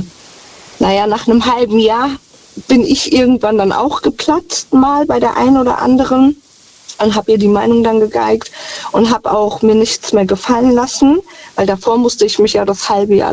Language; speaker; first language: German; native; German